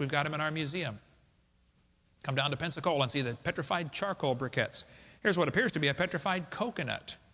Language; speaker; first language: English; native; English